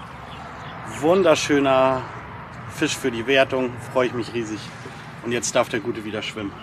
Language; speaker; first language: German; native; German